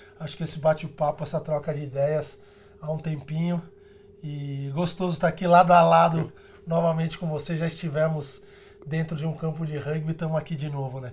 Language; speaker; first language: Portuguese; early bilingual, other home language; Spanish